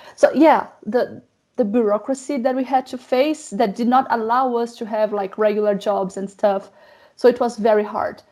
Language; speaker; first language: English; non-native, fluent; Portuguese